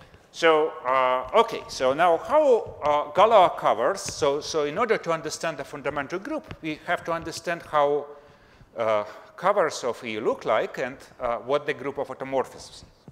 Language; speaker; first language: English; non-native, fluent; Russian